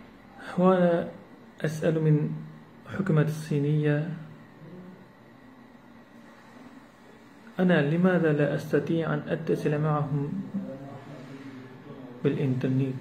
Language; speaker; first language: Arabic; non-native, learner; Uyghur